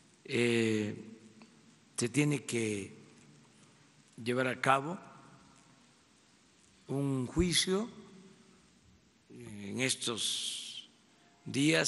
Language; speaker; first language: Spanish; native; Spanish